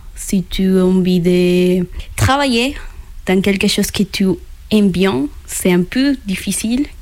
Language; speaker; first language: French; non-native, learner; Spanish